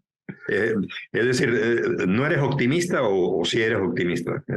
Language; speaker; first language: Spanish; native; Spanish